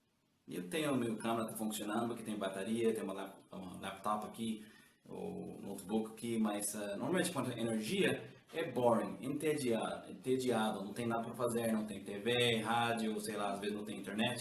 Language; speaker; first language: Portuguese; non-native, learner; English